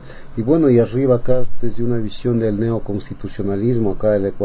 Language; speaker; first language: Spanish; native; Spanish